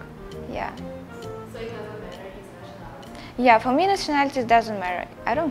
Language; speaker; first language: English; non-native, fluent; Russian